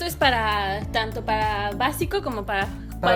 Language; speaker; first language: Spanish; native; Spanish